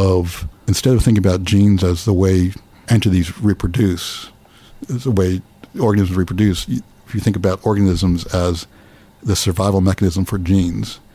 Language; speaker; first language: English; native; English